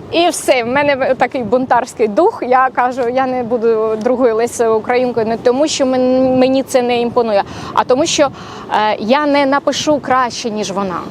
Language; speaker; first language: Ukrainian; non-native, local second language; Russian